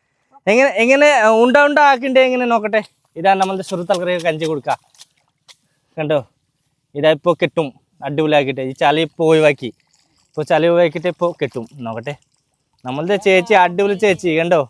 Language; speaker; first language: Malayalam; non-native, learner; Bangla